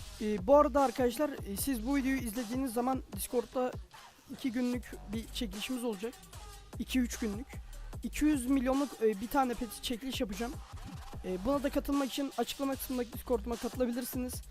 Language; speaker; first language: Turkish; native; Turkish